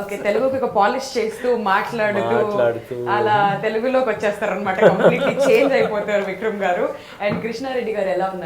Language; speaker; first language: Telugu; native; Telugu